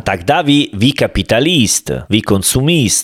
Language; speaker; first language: Russian; non-native, learner; Italian